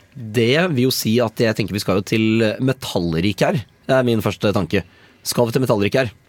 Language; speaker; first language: Norwegian; native; Norwegian